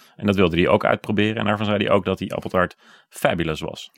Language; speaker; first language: Dutch; native; Dutch